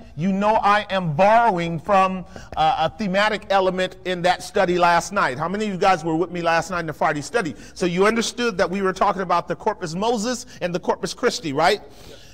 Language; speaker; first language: English; native; English